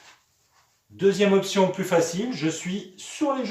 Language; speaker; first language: French; native; French